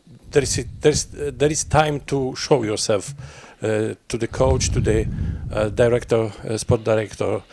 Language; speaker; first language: English; non-native, learner; Polish